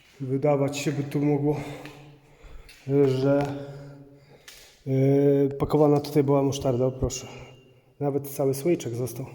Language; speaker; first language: Polish; native; Polish